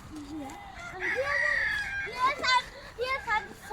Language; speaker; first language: German; early bilingual, other home language; Urdu